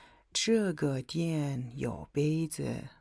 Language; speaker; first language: Chinese; non-native, fluent; Mongolian